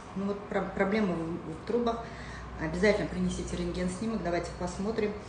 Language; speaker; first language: Russian; non-native, local second language; Kazakh